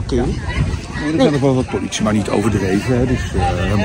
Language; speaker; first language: Dutch; native; Dutch